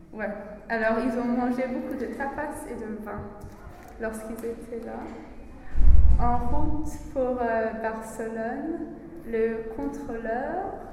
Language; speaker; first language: French; non-native, learner; English